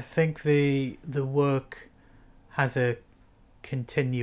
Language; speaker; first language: English; native; English